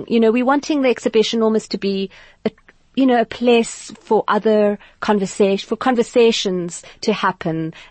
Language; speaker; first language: English; native; English